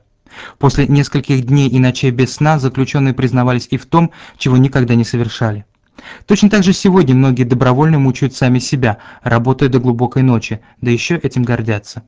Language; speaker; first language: Russian; native; Russian